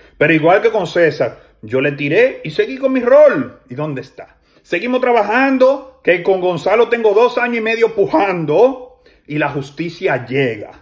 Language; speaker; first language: Spanish; native; Spanish